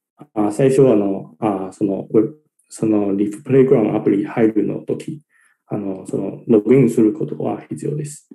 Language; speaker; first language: Japanese; non-native, learner; Chinese